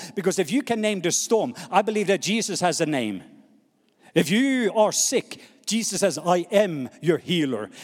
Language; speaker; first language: English; non-native, fluent; Norwegian